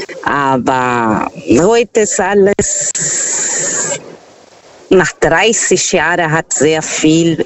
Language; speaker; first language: German; non-native, fluent; Portuguese